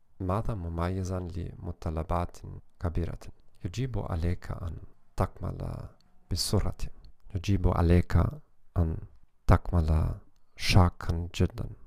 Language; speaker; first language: Arabic; non-native, learner; German